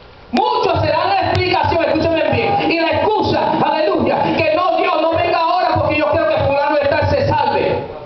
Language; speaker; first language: Spanish; early bilingual, heritage; Spanish